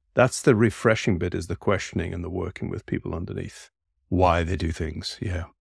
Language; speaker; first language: English; native; English